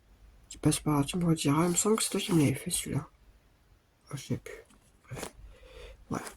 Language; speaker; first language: French; native; French